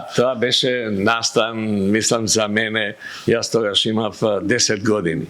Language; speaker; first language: Macedonian; native; Macedonian